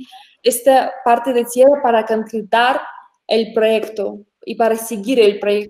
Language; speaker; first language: Spanish; non-native, fluent; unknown